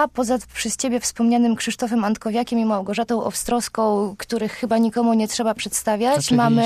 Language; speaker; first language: Polish; native; Polish